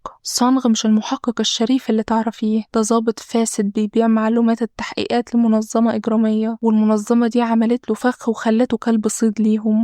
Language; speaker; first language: Arabic; native; Arabic